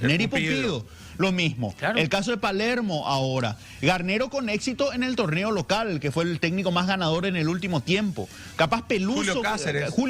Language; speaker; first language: Spanish; native; Spanish